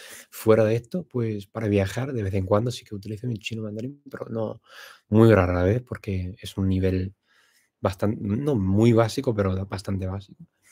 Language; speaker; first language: Spanish; non-native, fluent; English